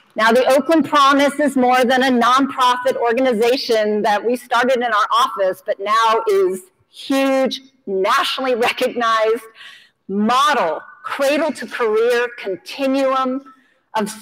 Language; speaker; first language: English; native; English